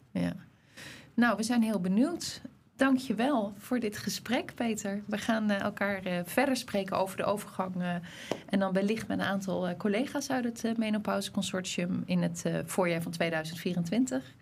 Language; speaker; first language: Dutch; native; Dutch